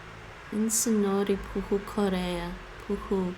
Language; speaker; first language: Finnish; non-native, learner; English